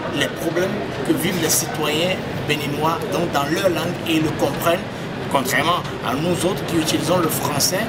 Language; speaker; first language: French; non-native, local second language; Fon